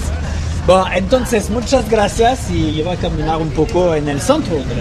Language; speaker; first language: Spanish; non-native, learner; French